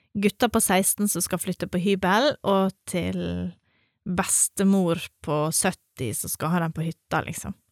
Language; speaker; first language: Norwegian; native; Norwegian